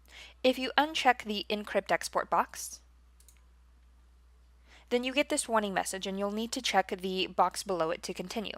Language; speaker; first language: English; native; English